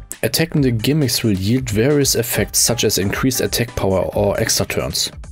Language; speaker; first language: English; non-native, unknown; German